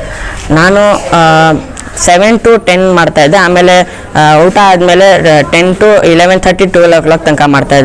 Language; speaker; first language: Kannada; non-native, local second language; Urdu